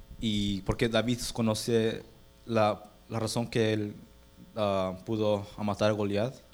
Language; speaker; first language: Spanish; early bilingual, heritage; Spanish